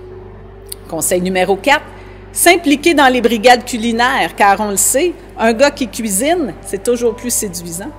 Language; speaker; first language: French; native; French